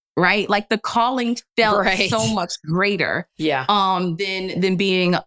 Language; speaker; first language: English; early bilingual, other home language; Yoruba